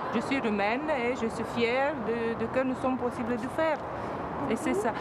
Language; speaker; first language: French; non-native, learner; Romanian